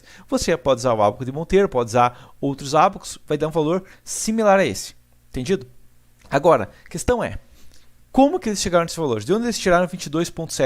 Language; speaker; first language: Portuguese; native; Portuguese